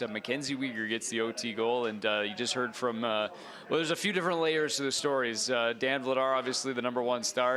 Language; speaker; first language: English; native; English